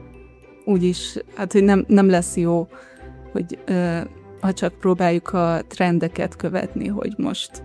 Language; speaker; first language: Hungarian; early bilingual, other home language; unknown